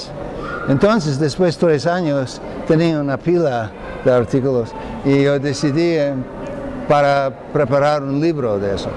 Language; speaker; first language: Spanish; non-native, fluent; English